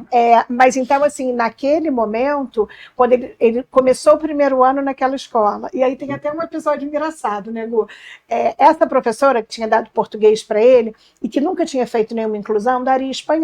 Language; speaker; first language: Portuguese; native; Portuguese